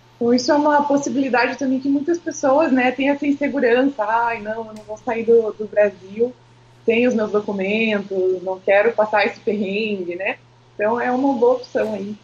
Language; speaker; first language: Portuguese; native; Portuguese